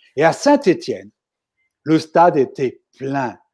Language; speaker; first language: French; native; French